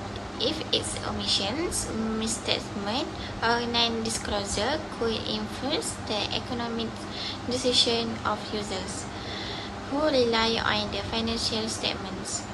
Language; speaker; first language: English; non-native, local second language; Malay